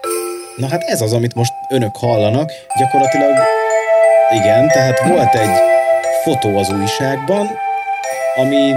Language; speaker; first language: Hungarian; native; Hungarian